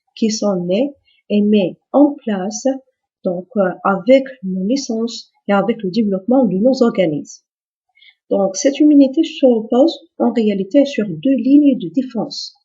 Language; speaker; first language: French; non-native, local second language; Arabic